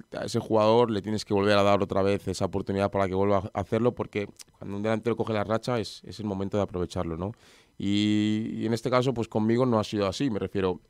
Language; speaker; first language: Spanish; native; Spanish